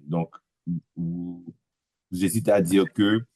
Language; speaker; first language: French; non-native, local second language; Haitian Creole